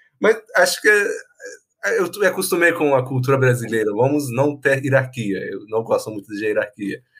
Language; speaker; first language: Portuguese; non-native, fluent; Persian